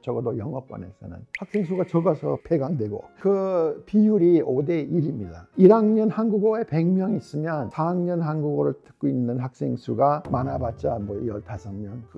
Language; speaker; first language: Korean; non-native, fluent; English